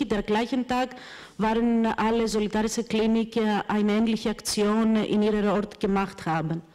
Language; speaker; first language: German; non-native, fluent; Greek